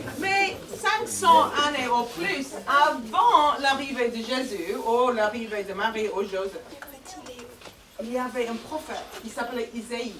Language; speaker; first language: French; non-native, fluent; English